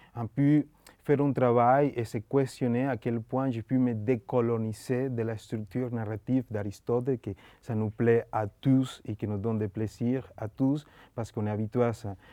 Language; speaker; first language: French; non-native, learner; Spanish